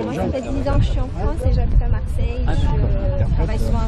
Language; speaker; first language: French; non-native, fluent; Romanian